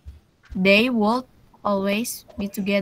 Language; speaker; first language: English; non-native, learner; Indonesian